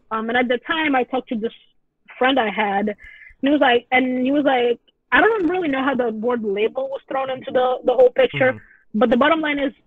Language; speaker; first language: English; non-native, fluent; Italian